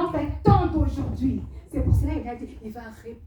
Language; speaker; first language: French; non-native, local second language; Lingala